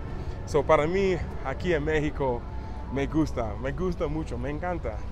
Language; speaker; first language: Spanish; non-native, learner; English